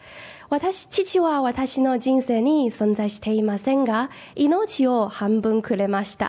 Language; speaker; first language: Japanese; non-native, learner; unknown